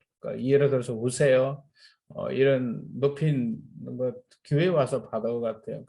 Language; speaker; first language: Korean; non-native, fluent; Nepali